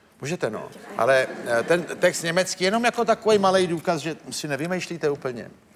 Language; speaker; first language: Czech; native; Czech